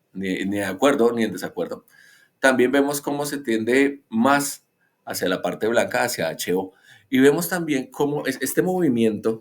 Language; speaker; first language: Spanish; native; Spanish